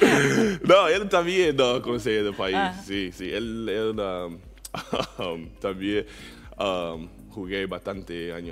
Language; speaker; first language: Spanish; non-native, learner; English